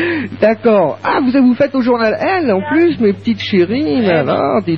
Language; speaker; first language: French; native; French